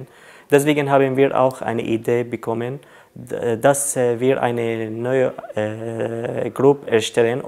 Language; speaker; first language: German; non-native, learner; Arabic